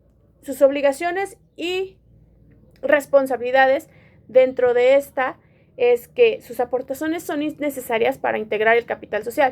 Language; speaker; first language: Spanish; native; Spanish